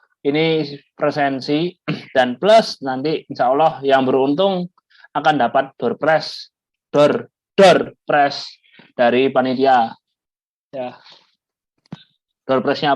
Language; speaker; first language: Indonesian; native; Indonesian